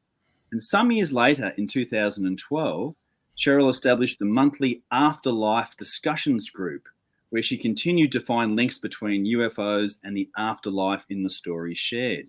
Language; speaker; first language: English; native; English